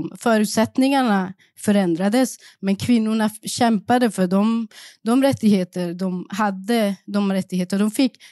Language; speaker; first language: Swedish; early bilingual, other home language; Persian